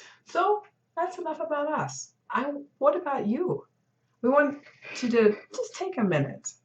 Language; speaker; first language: English; native; English